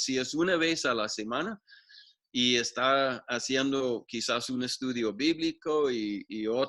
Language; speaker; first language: Spanish; non-native, fluent; English